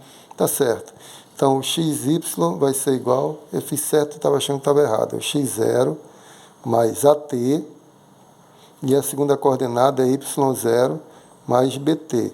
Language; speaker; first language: Portuguese; native; Portuguese